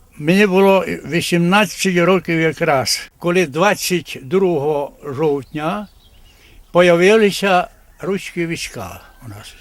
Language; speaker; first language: Ukrainian; native; Ukrainian